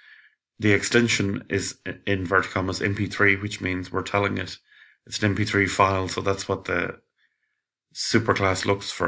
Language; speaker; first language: English; native; English